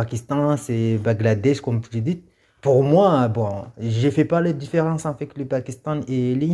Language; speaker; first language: French; non-native, local second language; Comorian